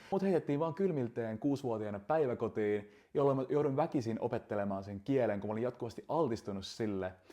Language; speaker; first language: Finnish; early bilingual, other home language; Estonian